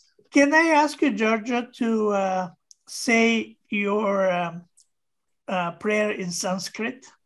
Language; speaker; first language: English; non-native, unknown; Bulgarian